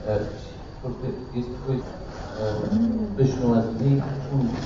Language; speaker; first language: Russian; non-native, learner; Persian